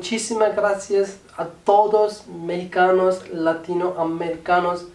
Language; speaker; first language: Spanish; non-native, learner; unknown